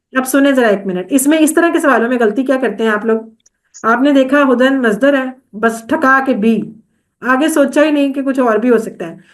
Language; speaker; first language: Urdu; native; Urdu